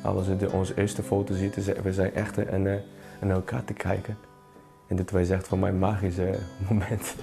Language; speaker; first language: Dutch; non-native, fluent; Portuguese